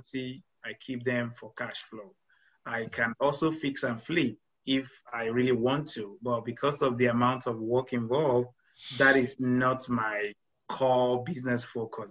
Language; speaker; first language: English; non-native, local second language; Yoruba